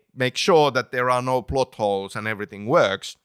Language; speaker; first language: English; non-native, fluent; Finnish